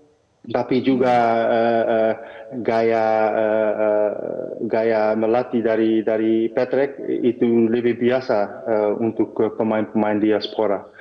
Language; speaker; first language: Indonesian; early bilingual, heritage; Dutch